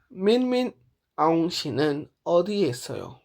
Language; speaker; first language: Korean; non-native, fluent; Hindi